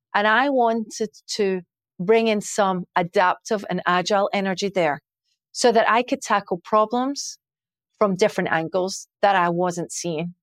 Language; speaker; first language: English; native; English